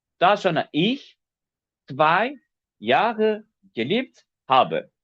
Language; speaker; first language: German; non-native, fluent; Turkish